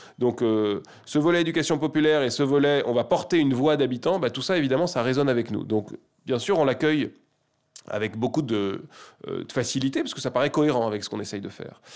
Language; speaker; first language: French; native; French